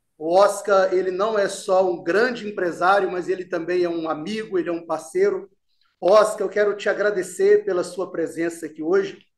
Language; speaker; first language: Portuguese; native; Portuguese